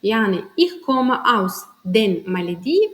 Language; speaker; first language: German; non-native, fluent; Turkmen